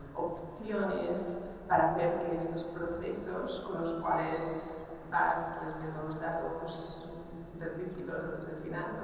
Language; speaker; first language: Spanish; non-native, local second language; Catalan